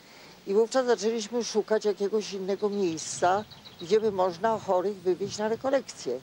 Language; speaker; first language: Polish; native; Polish